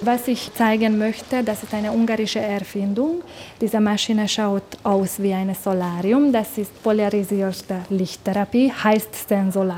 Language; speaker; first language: German; non-native, learner; Hungarian